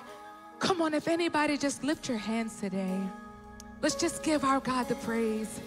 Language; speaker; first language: English; native; English